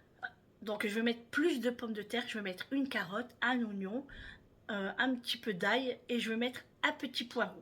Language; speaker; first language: French; native; French